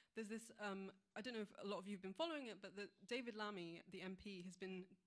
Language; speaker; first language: English; native; English